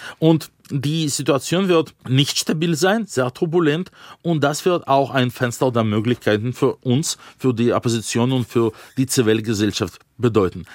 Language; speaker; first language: German; non-native, fluent; Russian